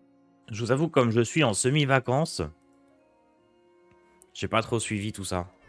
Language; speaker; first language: French; native; French